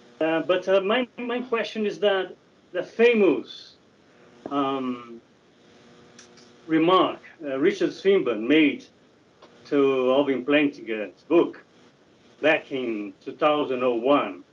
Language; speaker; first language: English; non-native, learner; Portuguese